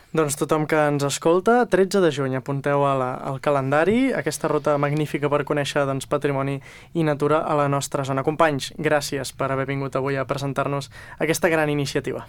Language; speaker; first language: Catalan; native; Catalan